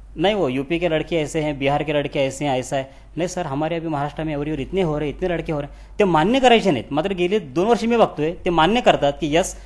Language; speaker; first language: Hindi; non-native, local second language; Marathi